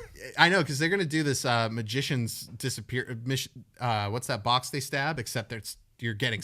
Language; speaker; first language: English; native; English